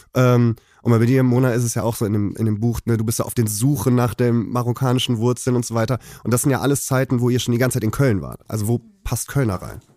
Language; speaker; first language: German; native; German